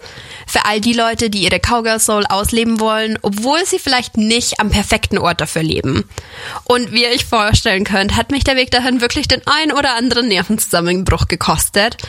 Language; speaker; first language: German; native; German